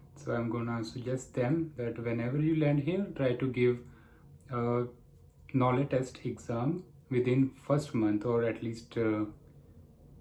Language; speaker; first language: English; non-native, local second language; Punjabi